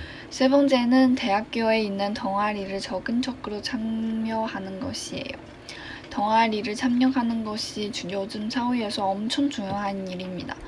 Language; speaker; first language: Korean; non-native, learner; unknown